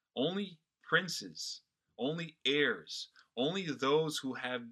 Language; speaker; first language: English; non-native, fluent; Portuguese